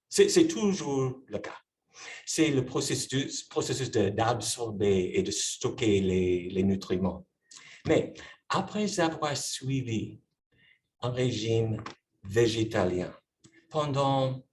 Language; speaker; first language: French; non-native, fluent; English